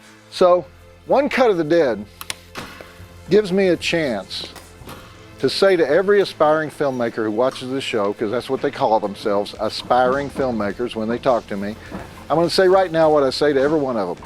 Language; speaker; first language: English; native; English